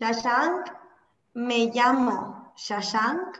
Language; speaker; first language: Spanish; non-native, fluent; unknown